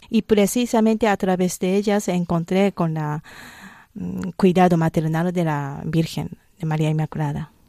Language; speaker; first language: Spanish; non-native, fluent; Japanese